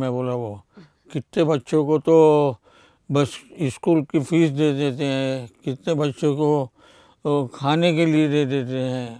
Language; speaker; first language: Hindi; non-native, local second language; Marathi